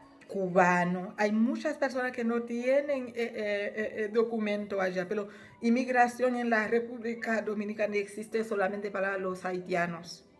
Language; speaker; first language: Spanish; non-native, fluent; Haitian Creole